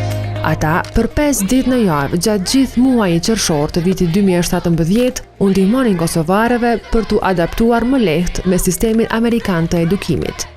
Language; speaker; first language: Albanian; native; Albanian